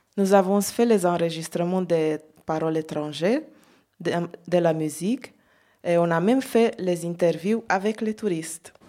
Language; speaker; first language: French; non-native, learner; Hungarian